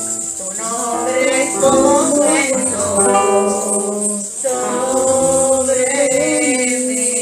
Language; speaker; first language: Spanish; native; Spanish